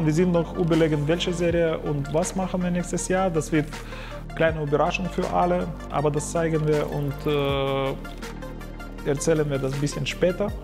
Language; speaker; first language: German; non-native, learner; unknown